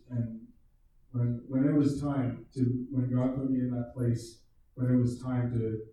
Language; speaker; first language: English; native; English